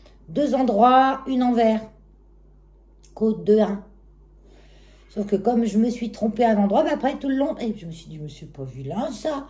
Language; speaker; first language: French; native; French